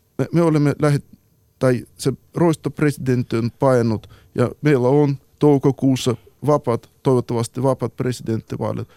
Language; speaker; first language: Finnish; non-native, fluent; Ukrainian